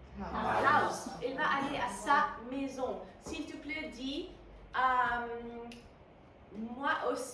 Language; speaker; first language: French; non-native, fluent; Spanish